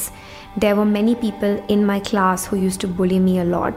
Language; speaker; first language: English; non-native, local second language; Hindi